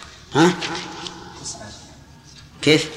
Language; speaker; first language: Arabic; native; Arabic